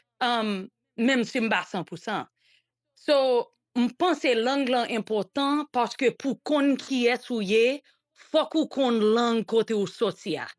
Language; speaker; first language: Haitian Creole; early bilingual, heritage; Haitian Creole